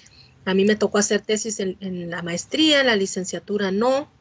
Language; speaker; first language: Spanish; native; Spanish